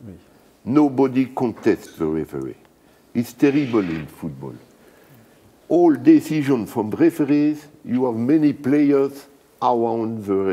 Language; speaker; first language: English; non-native, learner; French